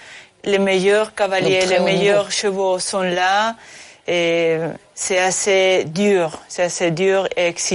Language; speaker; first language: French; non-native, fluent; Spanish